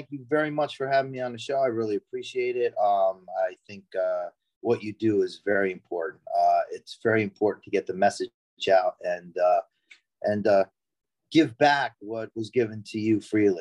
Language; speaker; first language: English; native; English